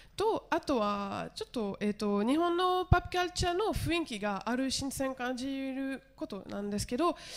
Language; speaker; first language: Japanese; non-native, fluent; French